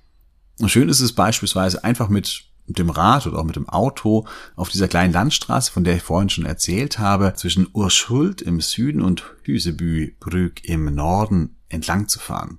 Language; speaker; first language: German; native; German